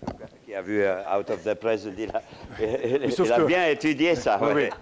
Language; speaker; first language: French; non-native, fluent; Romanian